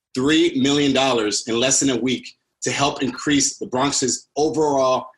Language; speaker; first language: English; early bilingual, other home language; Spanish